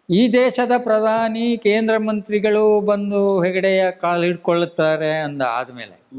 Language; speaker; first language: Kannada; native; Kannada